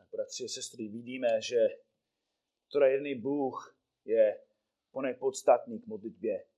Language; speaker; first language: Czech; non-native, fluent; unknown